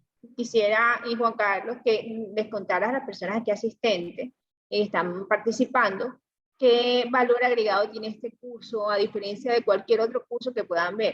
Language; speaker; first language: Spanish; native; Spanish